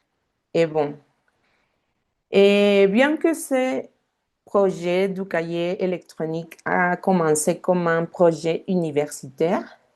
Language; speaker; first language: French; non-native, fluent; Spanish